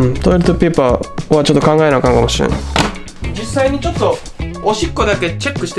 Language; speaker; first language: Japanese; native; Japanese